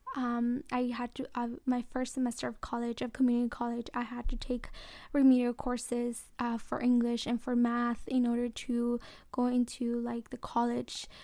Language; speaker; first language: English; early bilingual, other home language; Mixtepec Mixtec